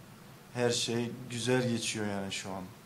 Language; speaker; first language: Turkish; early bilingual, heritage; English